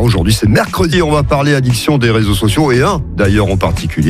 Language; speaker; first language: French; native; French